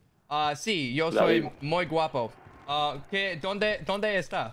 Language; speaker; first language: Spanish; non-native, learner; English